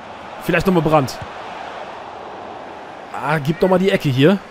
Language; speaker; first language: German; native; German